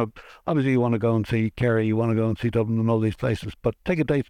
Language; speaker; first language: English; native; English